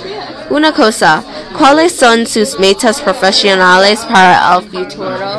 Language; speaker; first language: Spanish; non-native, learner; English